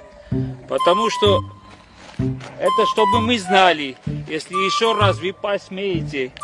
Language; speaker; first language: Russian; non-native, fluent; Armenian